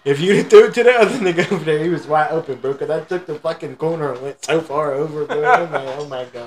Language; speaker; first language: English; native; English